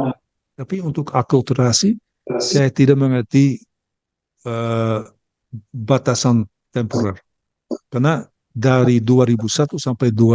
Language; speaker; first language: Indonesian; early bilingual, heritage; Dutch